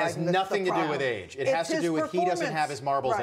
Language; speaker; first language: English; native; English